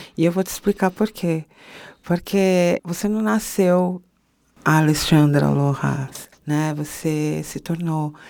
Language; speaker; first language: Portuguese; native; Portuguese